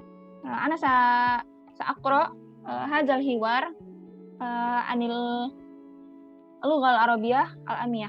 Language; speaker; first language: Arabic; non-native, learner; Indonesian